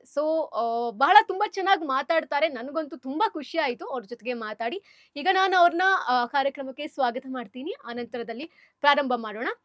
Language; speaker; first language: Kannada; native; Kannada